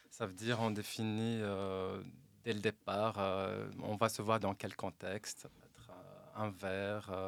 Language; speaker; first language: French; non-native, local second language; Arabic